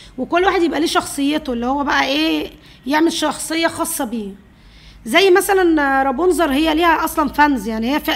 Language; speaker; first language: Arabic; native; Arabic